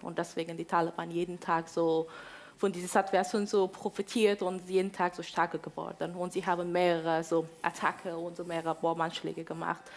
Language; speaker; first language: German; non-native, fluent; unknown